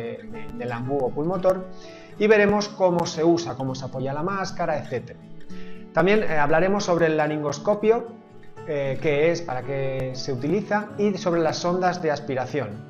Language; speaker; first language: Spanish; native; Spanish